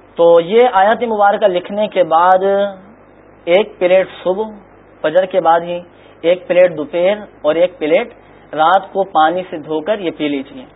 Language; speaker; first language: Urdu; native; Urdu